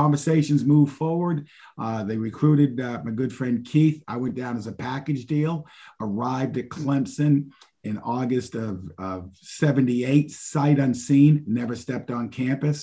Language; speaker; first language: English; native; English